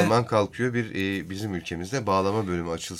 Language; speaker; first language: Turkish; native; Turkish